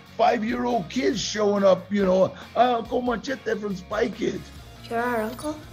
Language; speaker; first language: English; native; English